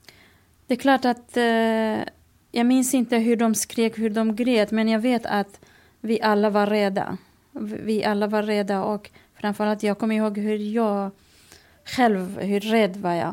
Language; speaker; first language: Swedish; non-native, fluent; Kurdish